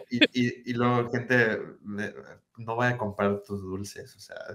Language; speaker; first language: Spanish; early bilingual, heritage; Spanish